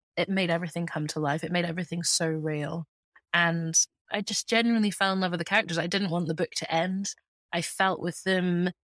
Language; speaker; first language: English; early bilingual, other home language; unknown